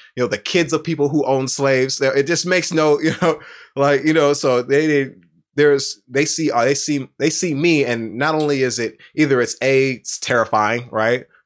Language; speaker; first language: English; native; English